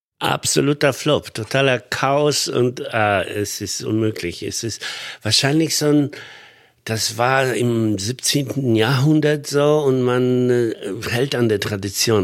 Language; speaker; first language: German; non-native, fluent; Polish